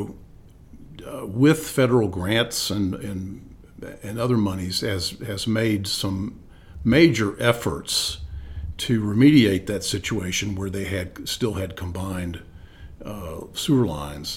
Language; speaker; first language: English; native; English